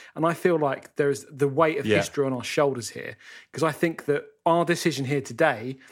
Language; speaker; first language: English; native; English